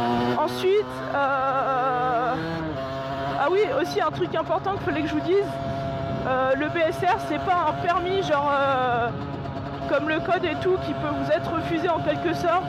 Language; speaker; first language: French; native; French